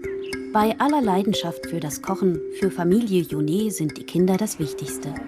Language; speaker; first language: German; native; German